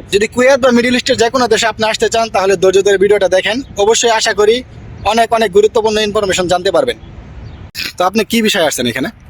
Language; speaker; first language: Bangla; native; Bangla